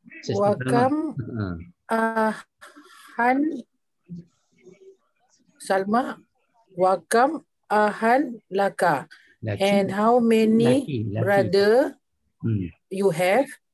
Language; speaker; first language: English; non-native, learner; Malay